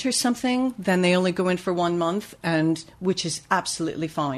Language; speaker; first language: English; native; English